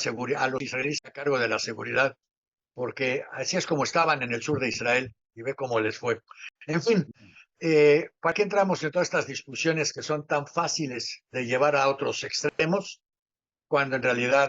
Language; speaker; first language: Spanish; native; Spanish